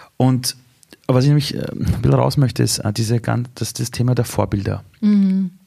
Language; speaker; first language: German; early bilingual, other home language; Persian